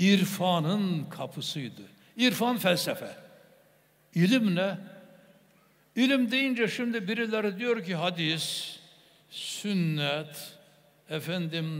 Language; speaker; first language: Turkish; native; Turkish